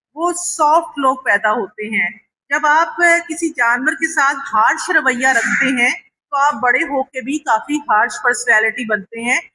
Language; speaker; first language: Urdu; native; Urdu